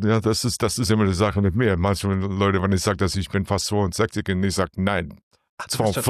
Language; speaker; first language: German; non-native, learner; English